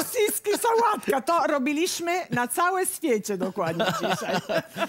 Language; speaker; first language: Polish; non-native, learner; Italian